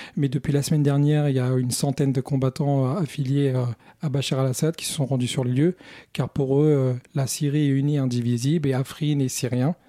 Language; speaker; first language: French; early bilingual, other home language; Kurdish